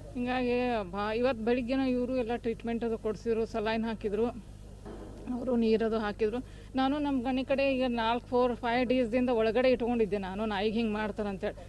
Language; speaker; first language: Kannada; native; Kannada